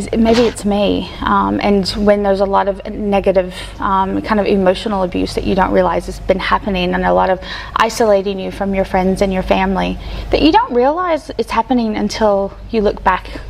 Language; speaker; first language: English; native; English